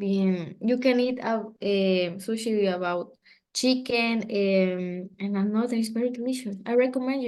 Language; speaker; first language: English; non-native, learner; Spanish